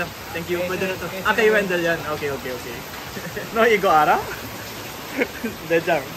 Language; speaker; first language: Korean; non-native, fluent; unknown